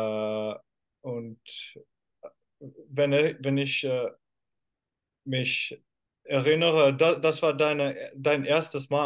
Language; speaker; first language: German; non-native, fluent; Finnish